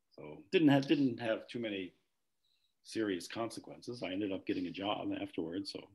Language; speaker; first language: English; native; English